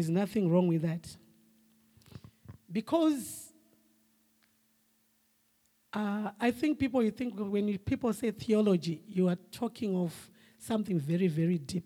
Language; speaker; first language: English; non-native, local second language; Shona